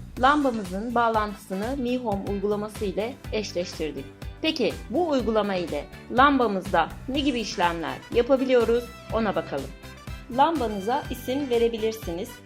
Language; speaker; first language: Turkish; native; Turkish